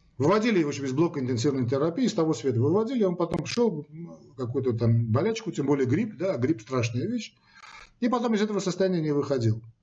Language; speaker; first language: Russian; non-native, local second language; Armenian